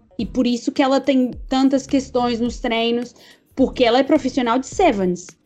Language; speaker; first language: Portuguese; native; Portuguese